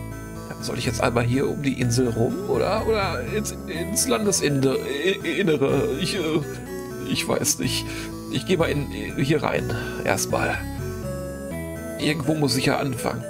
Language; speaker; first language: German; native; German